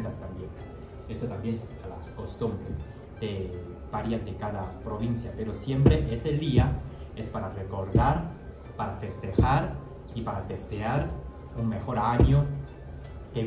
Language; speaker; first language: Spanish; non-native, fluent; Chinese